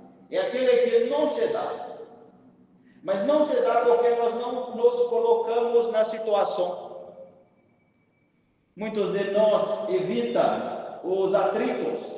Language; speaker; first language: Portuguese; non-native, fluent; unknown